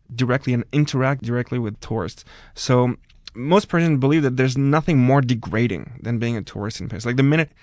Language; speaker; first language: English; non-native, fluent; French